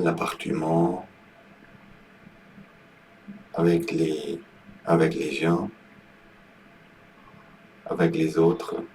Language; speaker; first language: French; non-native, learner; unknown